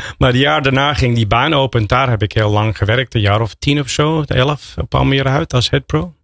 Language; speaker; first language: Dutch; non-native, fluent; English